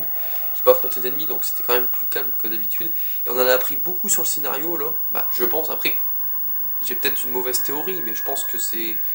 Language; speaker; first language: French; native; French